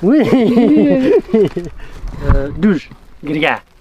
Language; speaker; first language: French; non-native, learner; Central Atlas Tamazight